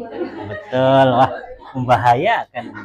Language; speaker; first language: Indonesian; native; Indonesian